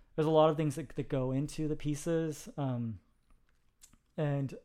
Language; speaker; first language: English; native; English